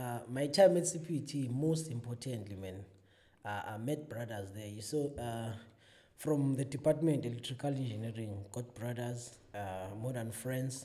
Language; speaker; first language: English; non-native, local second language; Zulu